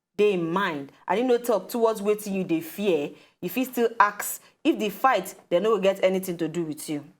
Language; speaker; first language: Nigerian Pidgin; native; Nigerian Pidgin